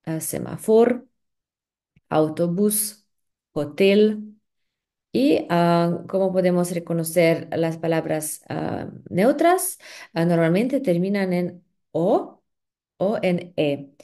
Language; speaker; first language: Spanish; non-native, fluent; Slovenian